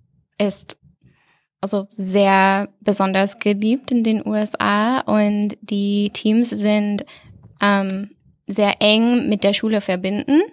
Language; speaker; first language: German; non-native, fluent; English